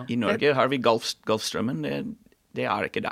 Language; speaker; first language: Norwegian; non-native, fluent; English